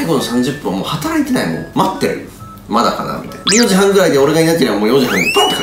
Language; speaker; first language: Japanese; native; Japanese